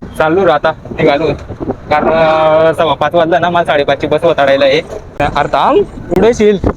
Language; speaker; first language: Marathi; non-native, local second language; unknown